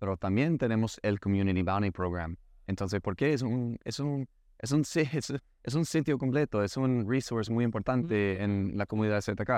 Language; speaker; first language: Spanish; non-native, learner; English